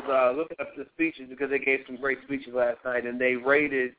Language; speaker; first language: English; native; English